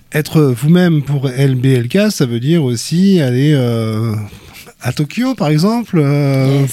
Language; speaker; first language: French; native; French